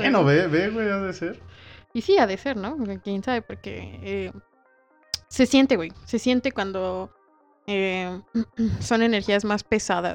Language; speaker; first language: Spanish; native; Spanish